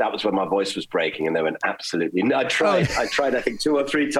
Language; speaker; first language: English; early bilingual, other home language; German